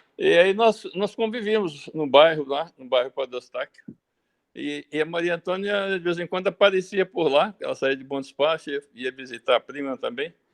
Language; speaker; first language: Portuguese; early bilingual, other home language; German